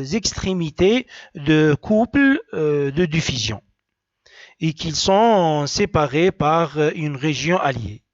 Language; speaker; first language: French; non-native, local second language; Arabic